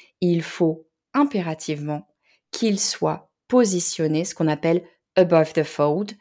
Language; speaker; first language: French; native; French